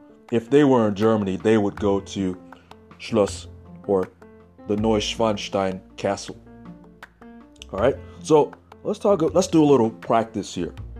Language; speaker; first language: English; native; English